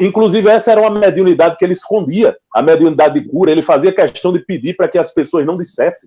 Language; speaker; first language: Portuguese; native; Portuguese